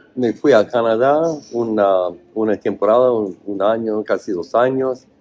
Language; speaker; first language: Spanish; non-native, fluent; English